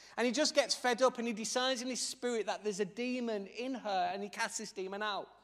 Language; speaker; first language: English; native; English